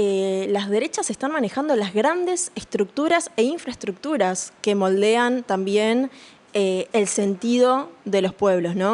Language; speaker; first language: Spanish; native; Spanish